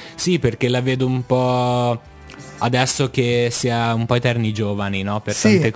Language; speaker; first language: Italian; native; Italian